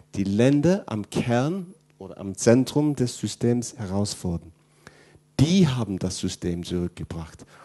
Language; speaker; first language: German; non-native, fluent; English